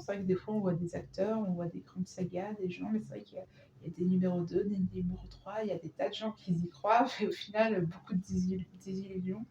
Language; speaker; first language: French; native; French